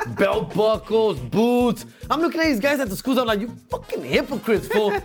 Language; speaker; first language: English; early bilingual, other home language; Spanish